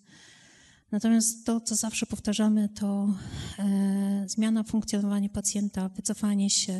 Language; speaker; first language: Polish; native; Polish